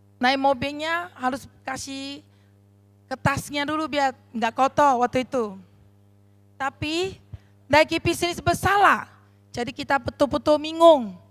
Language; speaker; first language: Indonesian; non-native, learner; Chinese